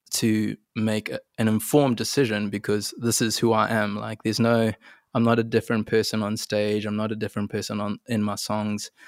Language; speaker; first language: English; native; English